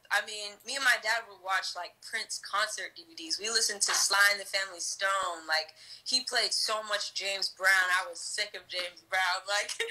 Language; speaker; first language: English; native; English